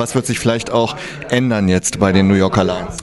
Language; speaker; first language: German; native; German